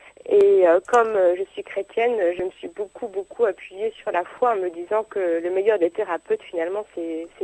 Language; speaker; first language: French; native; French